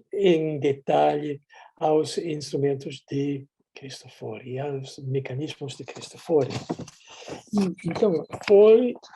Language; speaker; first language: Portuguese; non-native, fluent; Dutch